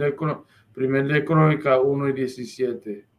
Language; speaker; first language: Spanish; early bilingual, heritage; Spanish